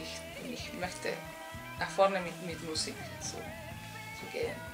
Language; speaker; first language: German; non-native, fluent; Spanish